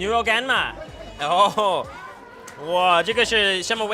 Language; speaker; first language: Chinese; non-native, learner; English